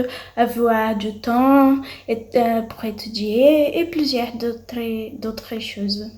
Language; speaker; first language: French; non-native, learner; Portuguese